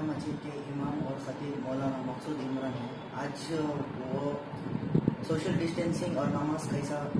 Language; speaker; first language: Hindi; non-native, local second language; Urdu